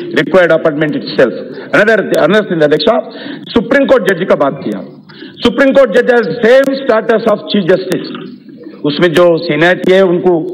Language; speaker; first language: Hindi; non-native, local second language; Telugu